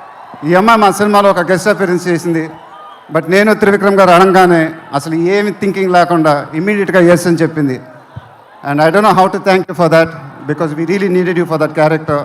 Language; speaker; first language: Telugu; native; Telugu